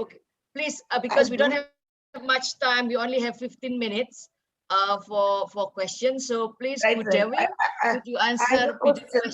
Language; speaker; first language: English; non-native, fluent; Indonesian